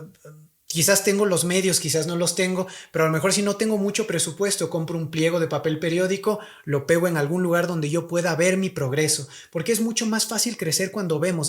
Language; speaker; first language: Spanish; native; Spanish